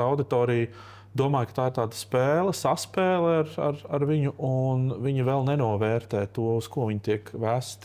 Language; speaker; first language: Latvian; native; Latvian